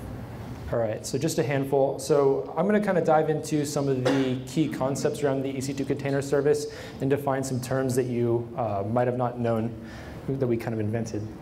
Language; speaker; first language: English; native; English